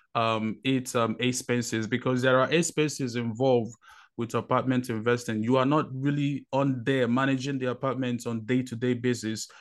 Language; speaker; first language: English; non-native, local second language; Igbo